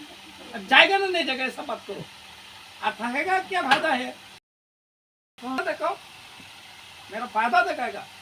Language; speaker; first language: Hindi; non-native, learner; Bangla